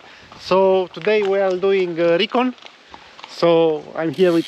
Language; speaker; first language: English; non-native, learner; Romanian